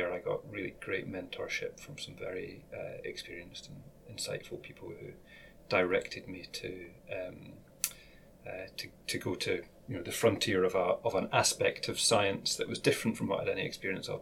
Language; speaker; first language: English; native; English